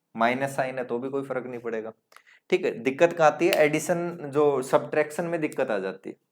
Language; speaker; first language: Hindi; native; Hindi